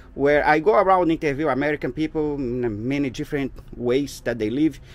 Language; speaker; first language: English; non-native, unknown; Portuguese